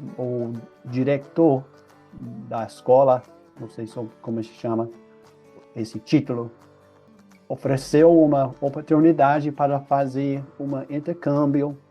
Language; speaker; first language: Portuguese; non-native, fluent; English